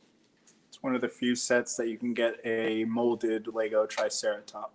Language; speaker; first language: English; native; English